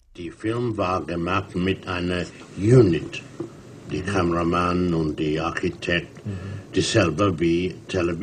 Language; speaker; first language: German; non-native, learner; English